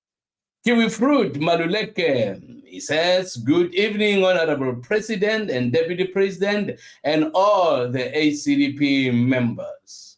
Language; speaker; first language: English; non-native, local second language; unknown